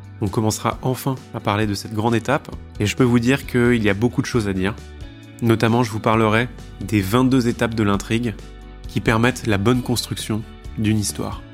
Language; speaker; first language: French; native; French